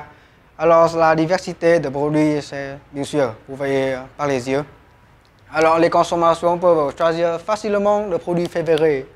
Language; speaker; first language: French; non-native, learner; Vietnamese